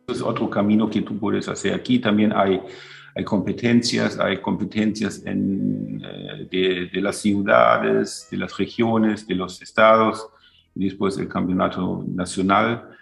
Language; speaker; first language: Spanish; non-native, fluent; German